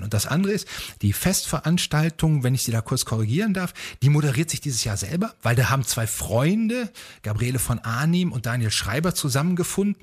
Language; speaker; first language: German; native; German